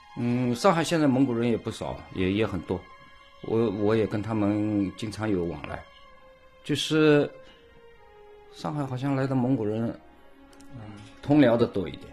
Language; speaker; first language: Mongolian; non-native, local second language; Chinese